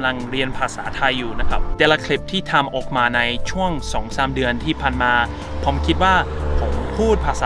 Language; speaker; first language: Thai; non-native, fluent; English